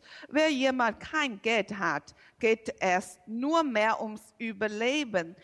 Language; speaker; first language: German; non-native, learner; Chinese